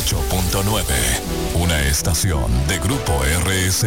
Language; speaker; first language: Spanish; native; Spanish